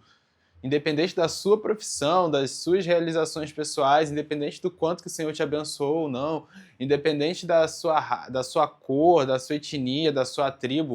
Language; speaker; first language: Portuguese; native; Portuguese